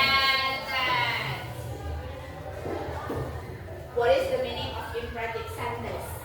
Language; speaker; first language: English; non-native, learner; Indonesian